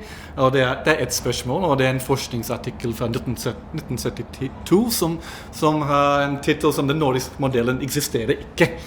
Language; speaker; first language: Norwegian; non-native, fluent; English